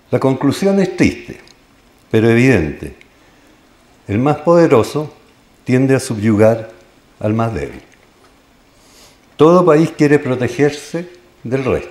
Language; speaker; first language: Spanish; native; Spanish